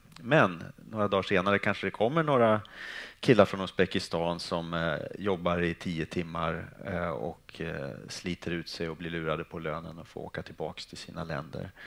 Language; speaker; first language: Swedish; native; Swedish